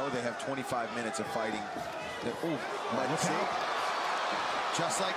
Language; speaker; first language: English; native; English